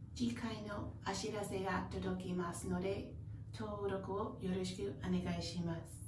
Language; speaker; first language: Japanese; non-native, learner; English